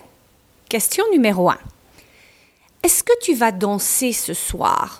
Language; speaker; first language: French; non-native, fluent; English